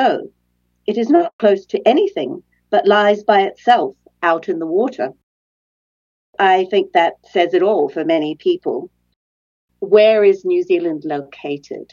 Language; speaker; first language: English; native; English